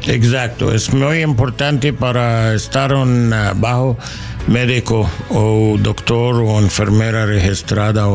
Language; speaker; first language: Spanish; non-native, learner; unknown